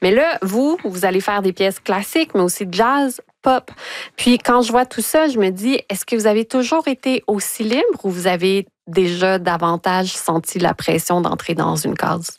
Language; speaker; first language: French; native; French